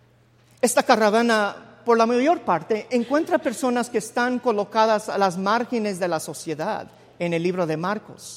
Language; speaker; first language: Spanish; early bilingual, heritage; Spanish